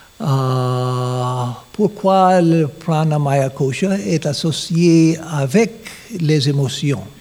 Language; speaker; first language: French; non-native, learner; English